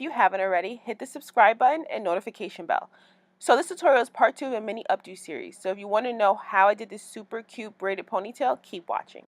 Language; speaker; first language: English; native; English